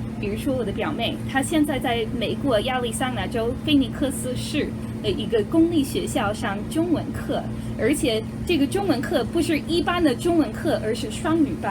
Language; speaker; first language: Chinese; non-native, fluent; English